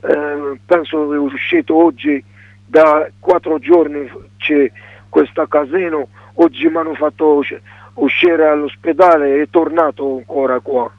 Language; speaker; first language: Italian; non-native, learner; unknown